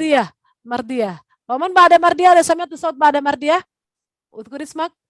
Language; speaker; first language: Arabic; non-native, fluent; Indonesian